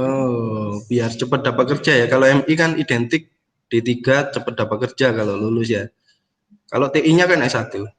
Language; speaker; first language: Indonesian; native; Indonesian